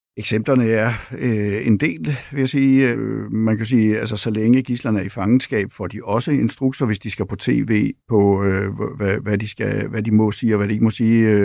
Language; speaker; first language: Danish; native; Danish